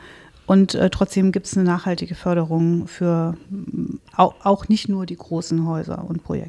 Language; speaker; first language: German; native; German